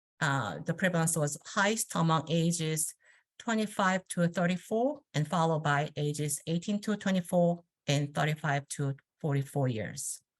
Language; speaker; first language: English; non-native, fluent; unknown